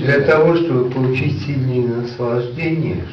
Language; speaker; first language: Russian; native; Russian